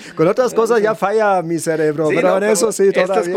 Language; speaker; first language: Spanish; non-native, fluent; German